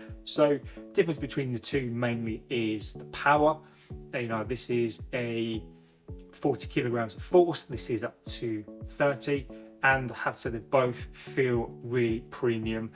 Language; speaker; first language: English; native; English